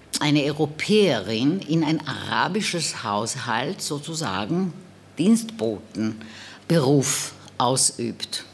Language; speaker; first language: German; non-native, fluent; Hebrew